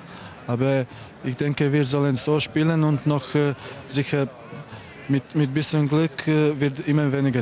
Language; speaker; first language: German; non-native, fluent; Croatian